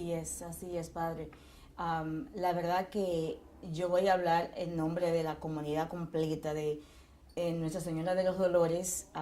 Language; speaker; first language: Spanish; native; Spanish